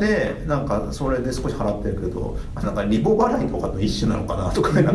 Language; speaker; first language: Japanese; native; Japanese